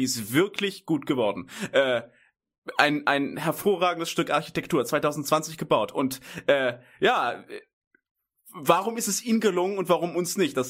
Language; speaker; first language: German; native; German